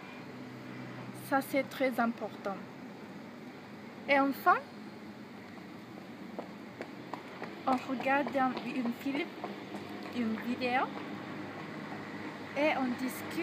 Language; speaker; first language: French; non-native, learner; Japanese